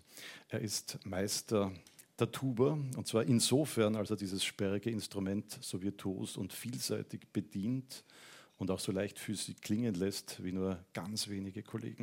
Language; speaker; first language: German; native; German